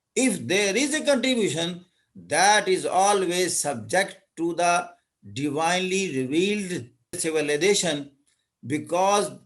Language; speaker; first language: English; non-native, local second language; Urdu